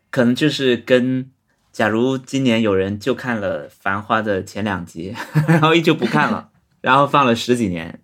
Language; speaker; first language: Chinese; non-native, local second language; Hakka Chinese